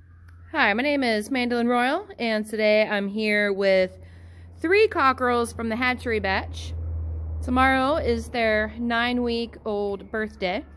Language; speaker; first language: English; native; English